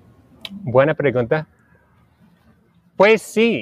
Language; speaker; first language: Spanish; non-native, learner; English